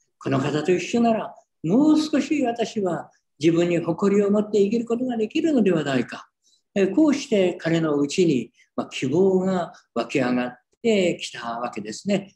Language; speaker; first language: Japanese; native; Japanese